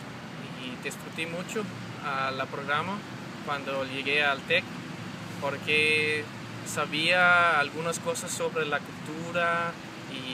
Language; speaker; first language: Spanish; non-native, learner; Danish